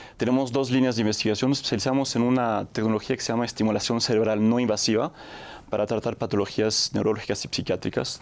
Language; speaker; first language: Spanish; non-native, fluent; French